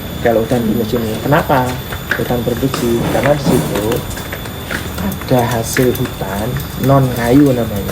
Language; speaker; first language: Indonesian; native; Indonesian